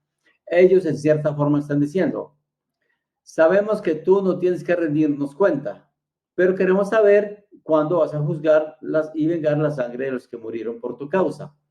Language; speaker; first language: Spanish; native; Spanish